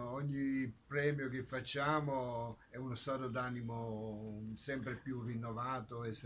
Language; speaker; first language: Italian; native; Italian